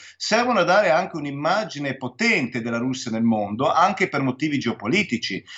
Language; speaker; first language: Italian; native; Italian